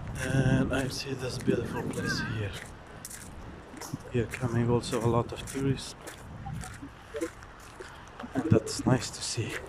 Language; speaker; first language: English; non-native, learner; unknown